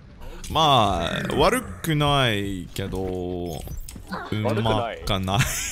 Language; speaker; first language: Japanese; non-native, learner; English